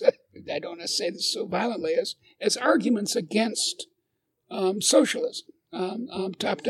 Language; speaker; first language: English; native; English